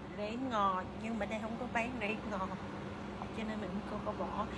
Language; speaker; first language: Vietnamese; early bilingual, heritage; Vietnamese